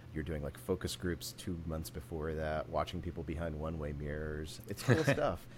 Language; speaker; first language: English; native; English